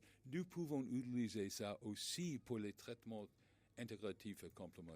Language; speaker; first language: French; non-native, learner; English